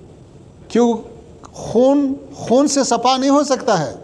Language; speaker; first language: Hindi; non-native, fluent; Pashto